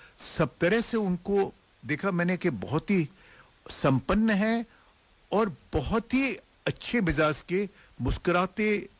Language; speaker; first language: Hindi; native; Hindi